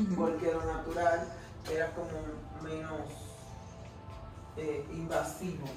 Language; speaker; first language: Spanish; native; Spanish